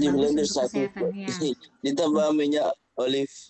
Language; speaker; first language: Indonesian; non-native, fluent; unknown